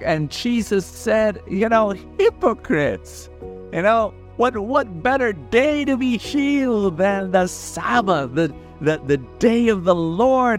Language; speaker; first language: English; non-native, local second language; Filipino